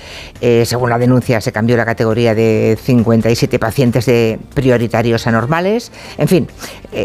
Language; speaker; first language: Spanish; native; Spanish